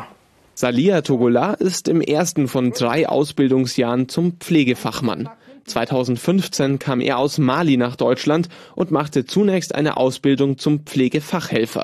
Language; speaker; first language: German; native; German